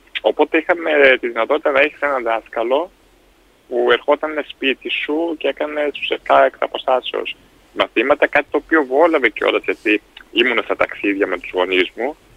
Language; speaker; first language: Greek; early bilingual, other home language; Russian